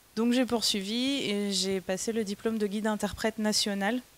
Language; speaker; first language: French; native; French